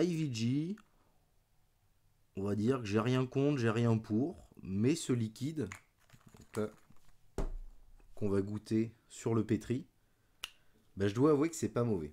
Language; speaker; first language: French; native; French